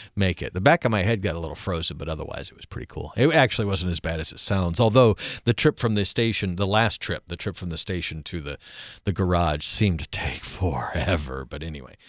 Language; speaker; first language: English; native; English